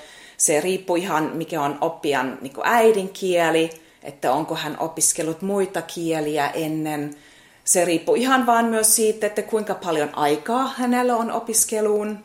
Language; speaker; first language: Finnish; non-native, fluent; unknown